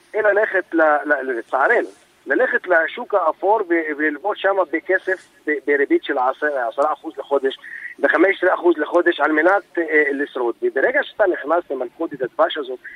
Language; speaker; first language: Hebrew; non-native, local second language; Arabic